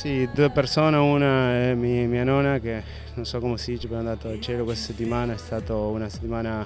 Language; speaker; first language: Italian; non-native, fluent; Spanish